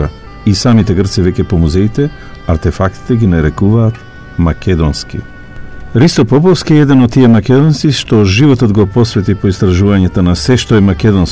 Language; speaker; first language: Macedonian; native; Macedonian